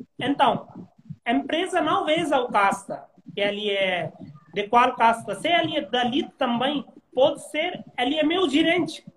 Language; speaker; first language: Portuguese; non-native, learner; Hindi